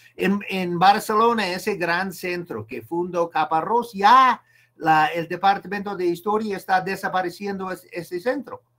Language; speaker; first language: Spanish; non-native, fluent; English